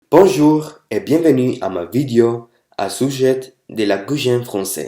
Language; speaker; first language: French; non-native, learner; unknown